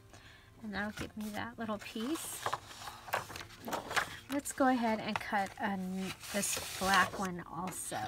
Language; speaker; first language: English; native; English